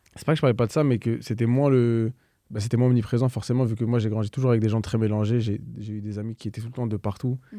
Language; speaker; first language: French; native; French